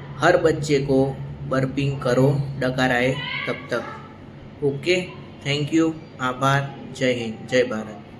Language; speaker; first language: Hindi; non-native, local second language; Gujarati